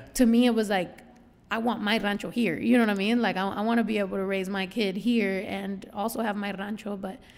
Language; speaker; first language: English; early bilingual, other home language; Spanish